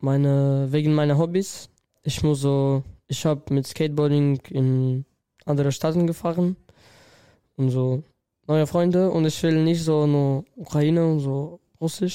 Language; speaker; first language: German; non-native, learner; Russian